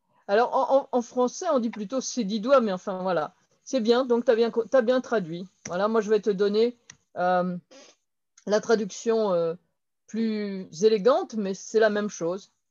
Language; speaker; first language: French; native; French